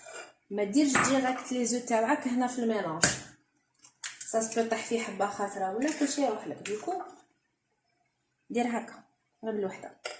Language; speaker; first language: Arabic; native; Arabic